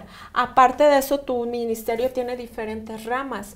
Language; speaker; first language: Spanish; native; Spanish